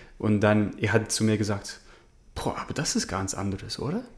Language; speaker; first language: German; non-native, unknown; English